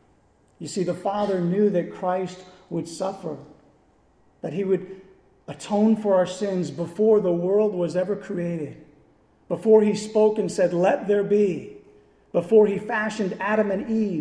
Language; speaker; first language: English; native; English